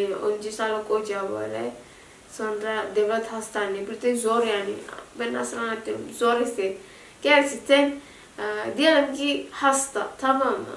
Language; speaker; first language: Turkish; non-native, learner; Indonesian